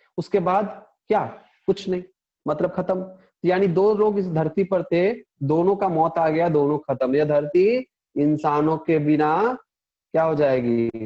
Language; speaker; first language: Hindi; non-native, local second language; Punjabi